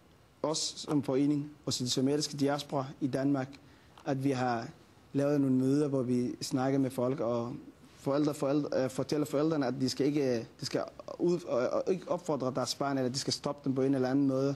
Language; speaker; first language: Danish; non-native, fluent; Somali